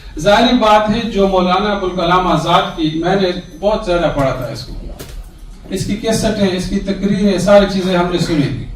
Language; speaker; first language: Urdu; non-native, local second language; Pashto